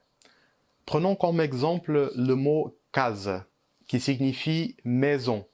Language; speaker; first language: French; early bilingual, heritage; Portuguese